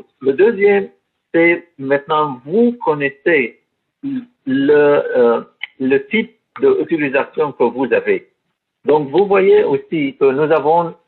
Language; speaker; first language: French; non-native, learner; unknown